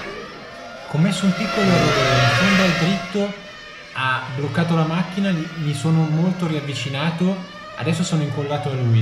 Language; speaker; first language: Italian; native; Italian